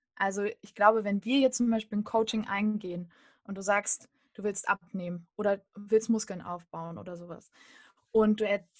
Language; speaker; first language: German; native; German